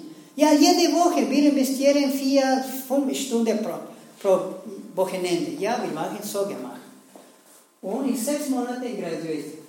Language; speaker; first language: German; non-native, learner; Spanish